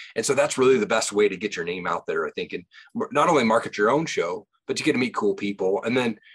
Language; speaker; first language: English; native; English